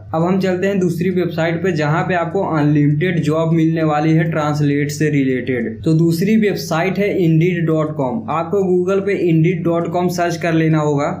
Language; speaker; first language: Hindi; native; Hindi